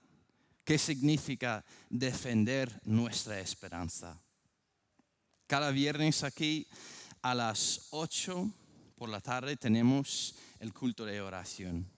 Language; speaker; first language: Spanish; non-native, fluent; English